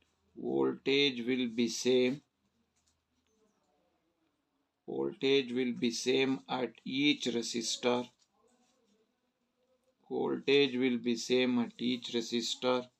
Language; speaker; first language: English; non-native, local second language; Kannada